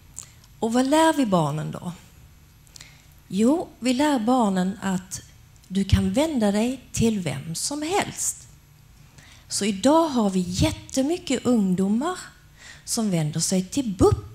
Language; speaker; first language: Swedish; native; Swedish